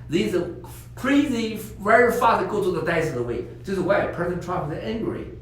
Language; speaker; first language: English; non-native, learner; Chinese